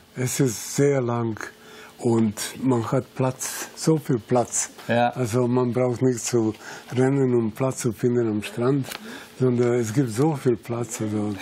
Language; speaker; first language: German; non-native, fluent; Serbian